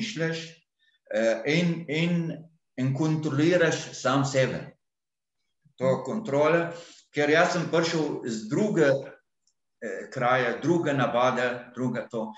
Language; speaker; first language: Slovenian; non-native, fluent; Arabic